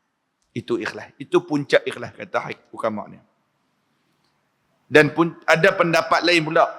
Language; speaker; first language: Malay; native; Malay